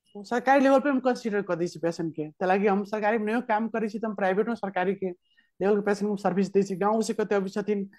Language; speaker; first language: Maithili; native; Maithili